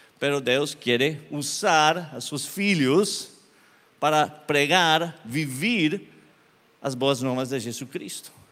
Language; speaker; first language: Portuguese; non-native, learner; Spanish